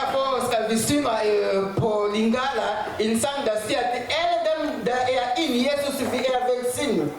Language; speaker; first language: Danish; non-native, learner; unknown